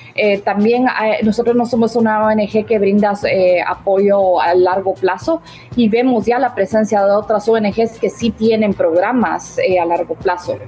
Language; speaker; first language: Spanish; native; Spanish